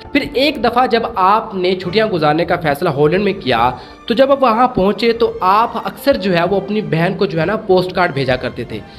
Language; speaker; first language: Urdu; non-native, local second language; Sindhi